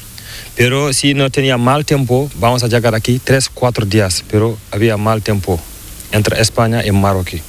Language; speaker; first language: Spanish; non-native, learner; Fula